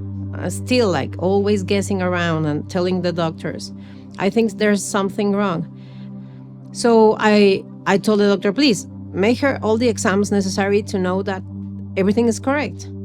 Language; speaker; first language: English; non-native, fluent; Spanish